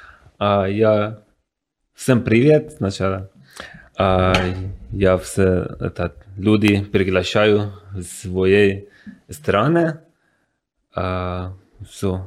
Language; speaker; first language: Russian; non-native, learner; Persian